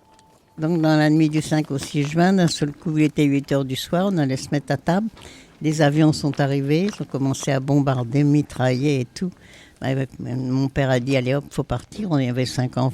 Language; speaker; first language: French; native; French